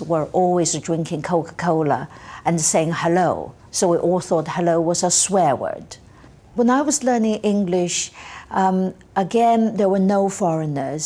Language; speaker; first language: English; non-native, fluent; Chinese